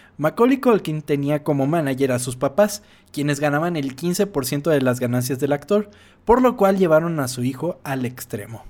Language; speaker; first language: Spanish; non-native, fluent; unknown